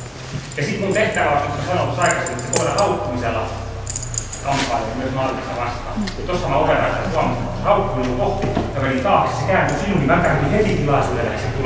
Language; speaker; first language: Finnish; native; Finnish